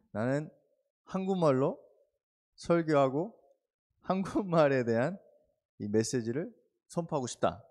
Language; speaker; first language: Korean; early bilingual, heritage; Korean